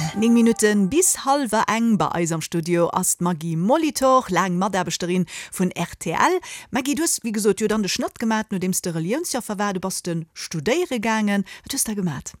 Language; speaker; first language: Luxembourgish; native; Luxembourgish